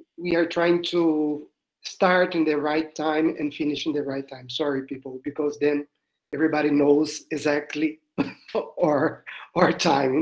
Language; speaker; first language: English; non-native, learner; Portuguese